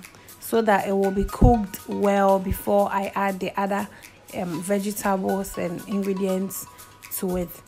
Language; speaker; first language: English; non-native, local second language; Akan